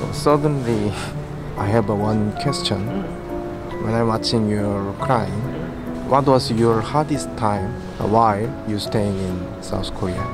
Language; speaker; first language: English; non-native, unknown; Korean